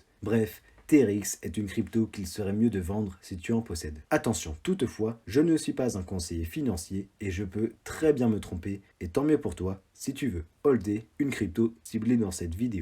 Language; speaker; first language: French; native; French